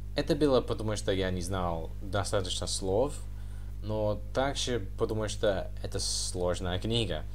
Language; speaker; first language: Russian; non-native, fluent; English